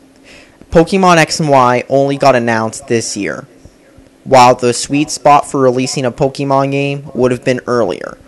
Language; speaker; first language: English; native; English